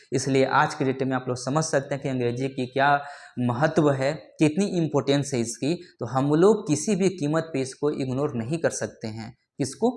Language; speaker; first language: Hindi; native; Hindi